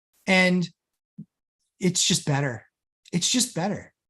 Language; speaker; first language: English; native; English